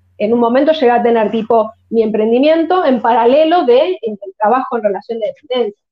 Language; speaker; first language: Spanish; native; Spanish